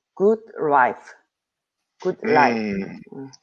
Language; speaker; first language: English; non-native, learner; Korean